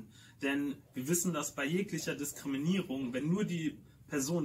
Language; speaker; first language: German; native; German